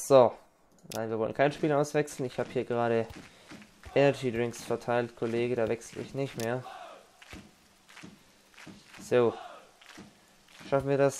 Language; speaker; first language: German; native; German